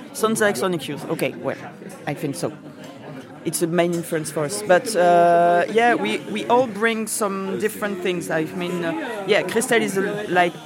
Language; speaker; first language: English; non-native, fluent; French